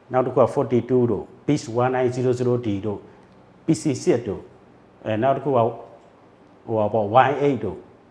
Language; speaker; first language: Burmese; native; Burmese